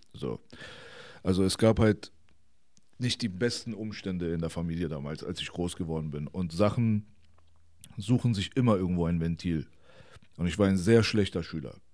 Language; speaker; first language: German; early bilingual, other home language; Persian